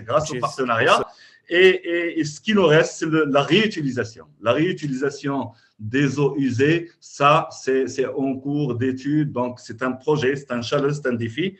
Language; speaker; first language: French; non-native, local second language; Arabic